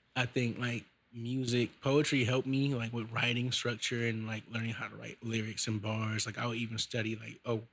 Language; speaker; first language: English; native; English